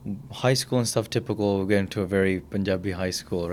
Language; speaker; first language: English; early bilingual, other home language; Punjabi